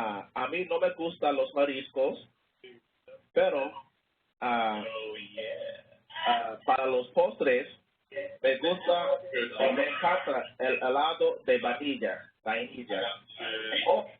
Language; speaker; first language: Spanish; non-native, learner; English